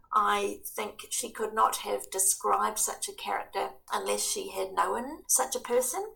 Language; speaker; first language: English; native; English